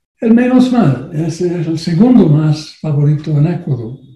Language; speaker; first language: Spanish; non-native, learner; English